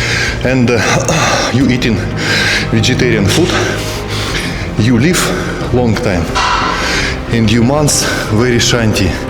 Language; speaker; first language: English; non-native, learner; Russian